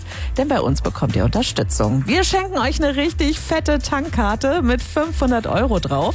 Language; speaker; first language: German; native; German